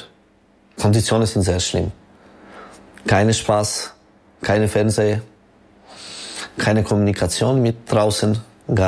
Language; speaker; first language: German; non-native, local second language; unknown